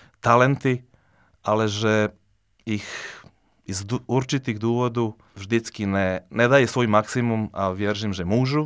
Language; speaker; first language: Czech; non-native, fluent; Serbian